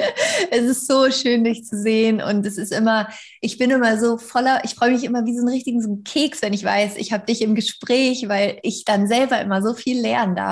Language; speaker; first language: German; native; German